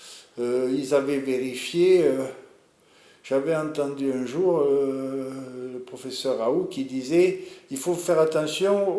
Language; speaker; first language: French; native; French